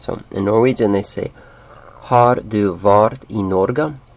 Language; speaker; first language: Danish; non-native, learner; English